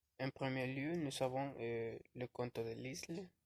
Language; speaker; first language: French; non-native, learner; Spanish